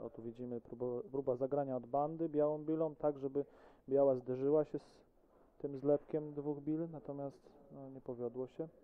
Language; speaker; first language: Polish; native; Polish